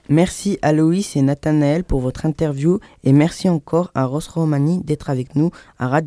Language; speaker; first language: French; native; French